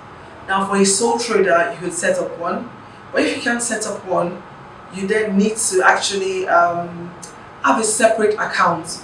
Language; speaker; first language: English; non-native, local second language; Yoruba